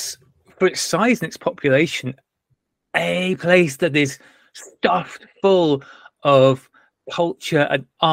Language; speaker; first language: English; native; English